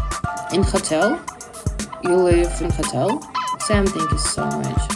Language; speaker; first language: English; non-native, learner; Russian